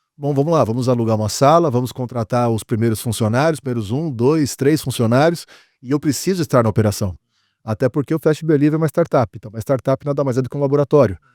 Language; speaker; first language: Portuguese; native; Portuguese